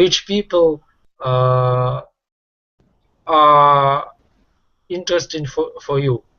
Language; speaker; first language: English; non-native, learner; Russian